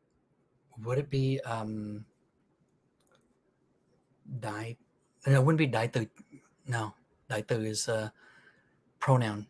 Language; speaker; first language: Vietnamese; early bilingual, heritage; Vietnamese